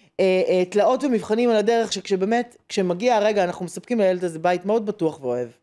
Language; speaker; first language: Hebrew; native; Hebrew